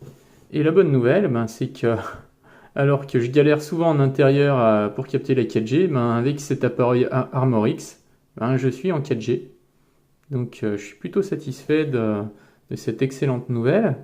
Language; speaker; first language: French; native; French